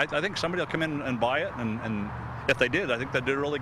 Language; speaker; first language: English; native; English